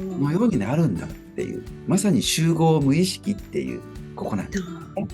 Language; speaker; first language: Japanese; native; Japanese